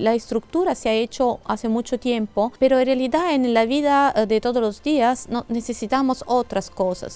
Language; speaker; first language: Spanish; non-native, fluent; Italian